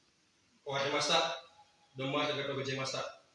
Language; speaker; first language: Japanese; non-native, learner; Indonesian